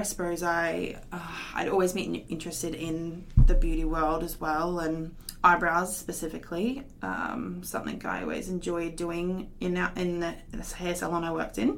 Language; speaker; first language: English; native; English